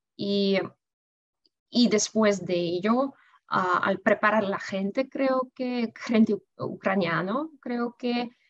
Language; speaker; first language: Spanish; non-native, fluent; Russian